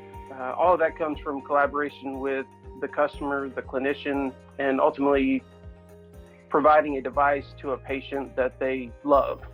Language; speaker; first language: English; native; English